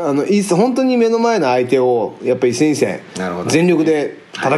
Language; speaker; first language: Japanese; native; Japanese